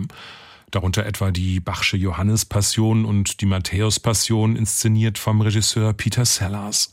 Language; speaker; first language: German; native; German